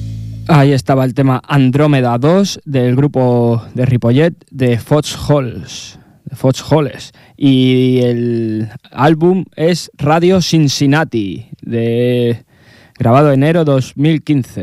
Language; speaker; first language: Spanish; native; Spanish